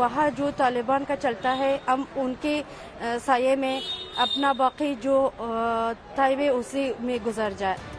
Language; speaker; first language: Hindi; non-native, fluent; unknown